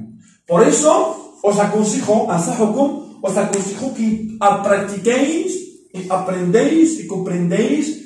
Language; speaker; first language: Spanish; non-native, fluent; Arabic